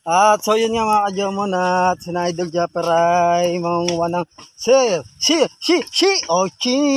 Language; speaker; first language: Filipino; native; Filipino